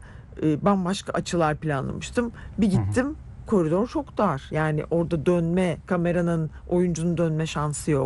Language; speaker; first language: Turkish; native; Turkish